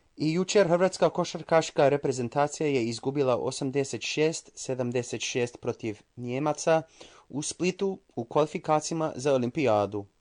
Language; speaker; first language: Croatian; early bilingual, heritage; Croatian